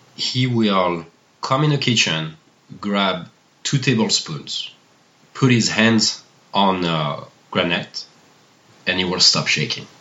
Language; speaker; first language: English; non-native, fluent; French